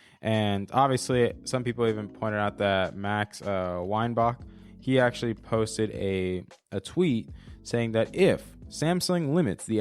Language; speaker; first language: English; native; English